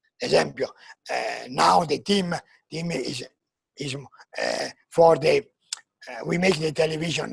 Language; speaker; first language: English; non-native, learner; Italian